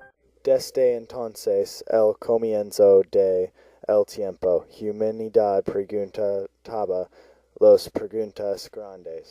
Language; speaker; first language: Spanish; non-native, learner; English